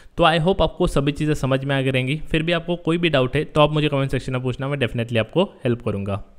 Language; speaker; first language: Hindi; native; Hindi